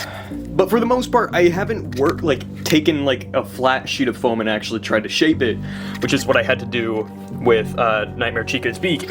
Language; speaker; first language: English; native; English